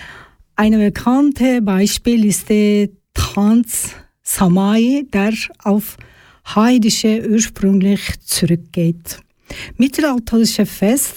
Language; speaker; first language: German; non-native, learner; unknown